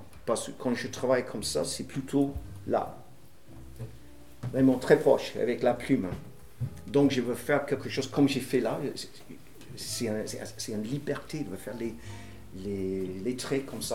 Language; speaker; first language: French; non-native, fluent; English